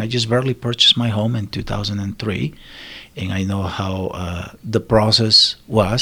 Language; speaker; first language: English; non-native, learner; Spanish